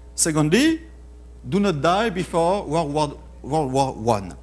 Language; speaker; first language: English; non-native, fluent; French